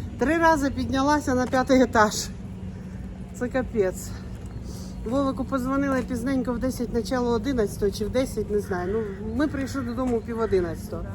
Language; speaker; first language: Ukrainian; native; Ukrainian